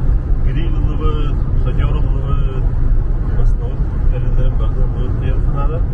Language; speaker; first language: Russian; non-native, local second language; Yakut